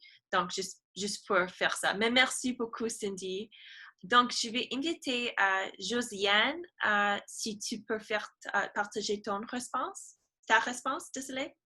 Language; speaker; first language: French; non-native, learner; English